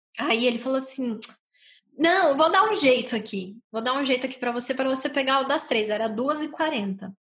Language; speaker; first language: Portuguese; native; Portuguese